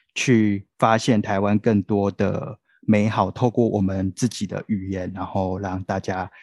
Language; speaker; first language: Chinese; non-native, local second language; Min Nan Chinese